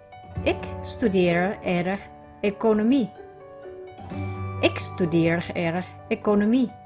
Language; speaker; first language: Dutch; non-native, fluent; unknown